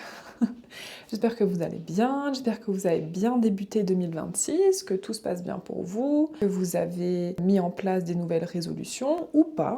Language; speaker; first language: French; native; French